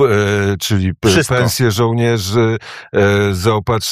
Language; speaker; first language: Polish; native; Polish